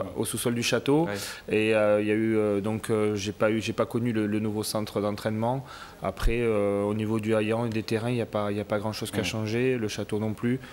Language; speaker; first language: French; native; French